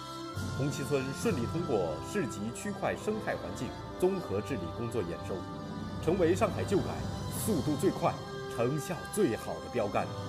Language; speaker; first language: Chinese; native; Chinese